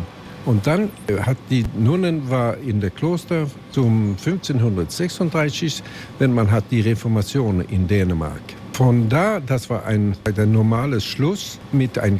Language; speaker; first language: German; non-native, learner; Swedish